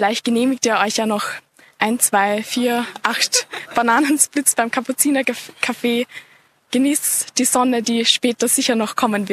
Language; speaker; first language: German; native; German